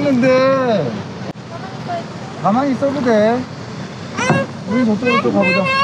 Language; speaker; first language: Korean; native; Korean